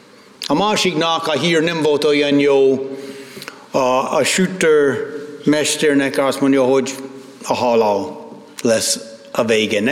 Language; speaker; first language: Hungarian; non-native, fluent; English